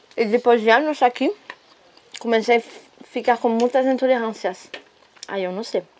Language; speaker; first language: Portuguese; non-native, fluent; French